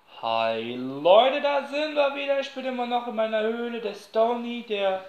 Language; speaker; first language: German; native; German